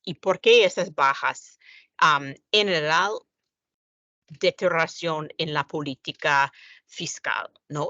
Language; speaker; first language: Spanish; non-native, fluent; English